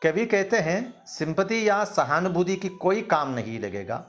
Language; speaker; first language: Hindi; non-native, local second language; Malayalam